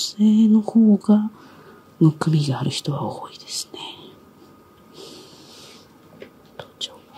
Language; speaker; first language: Japanese; native; Japanese